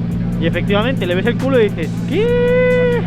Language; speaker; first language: Spanish; native; Spanish